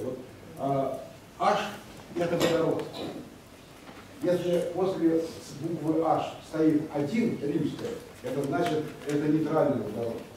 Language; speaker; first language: Russian; native; Russian